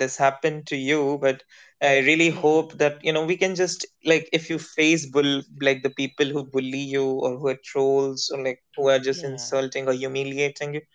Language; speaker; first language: English; non-native, local second language; Hindi